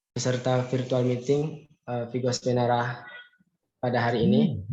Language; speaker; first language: Indonesian; native; Indonesian